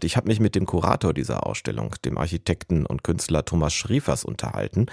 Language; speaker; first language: German; native; German